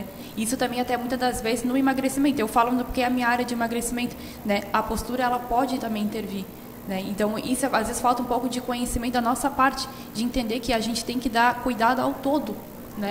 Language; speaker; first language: Portuguese; native; Portuguese